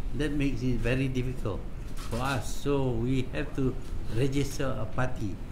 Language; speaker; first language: English; non-native, local second language; Malay